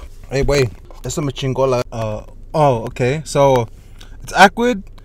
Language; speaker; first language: English; early bilingual, other home language; Spanish